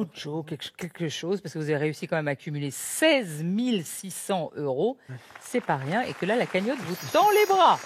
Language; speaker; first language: French; native; French